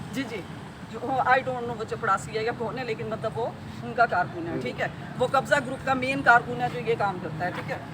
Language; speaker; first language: Urdu; non-native, local second language; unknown